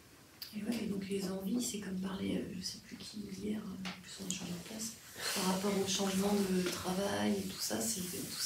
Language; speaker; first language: French; native; French